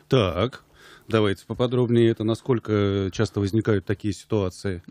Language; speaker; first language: Russian; native; Russian